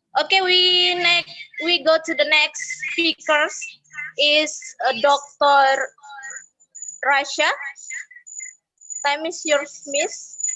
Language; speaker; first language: English; non-native, fluent; Indonesian